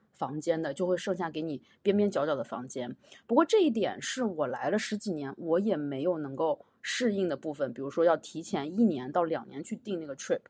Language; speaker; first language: Chinese; native; Chinese